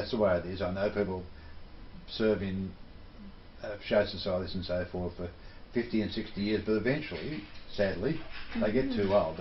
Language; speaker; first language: English; native; English